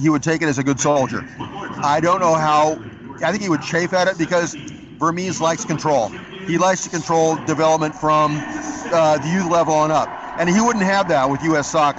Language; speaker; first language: English; native; English